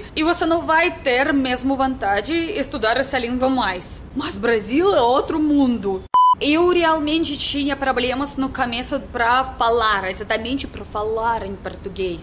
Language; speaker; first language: Portuguese; non-native, learner; Russian